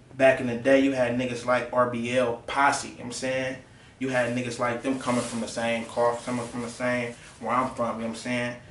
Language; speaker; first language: English; native; English